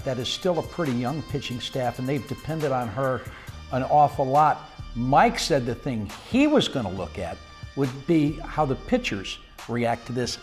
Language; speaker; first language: English; native; English